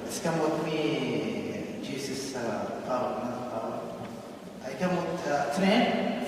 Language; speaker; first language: English; non-native, learner; Somali